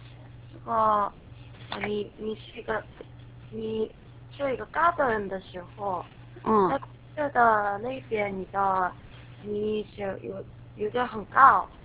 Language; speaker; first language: Chinese; non-native, learner; Korean